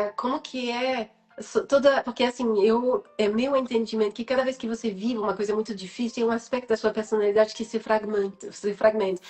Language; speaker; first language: Portuguese; non-native, fluent; French